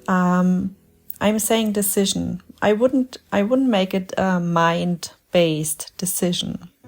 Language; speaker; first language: English; non-native, fluent; German